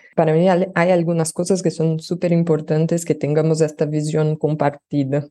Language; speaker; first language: Spanish; non-native, fluent; Portuguese